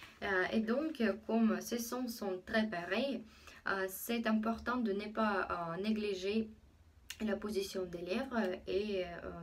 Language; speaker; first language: French; non-native, fluent; Russian